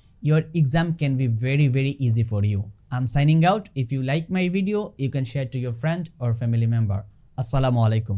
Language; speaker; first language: English; non-native, local second language; Bangla